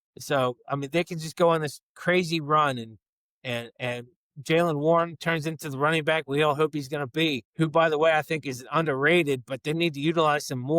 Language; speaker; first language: English; native; English